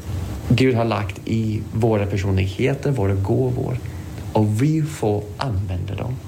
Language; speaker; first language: Swedish; non-native, fluent; English